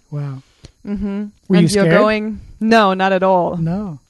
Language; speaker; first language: English; non-native, fluent; German